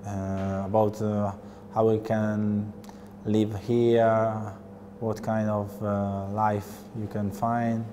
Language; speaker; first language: English; non-native, learner; Italian